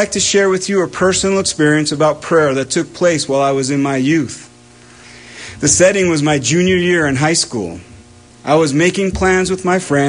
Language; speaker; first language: English; native; English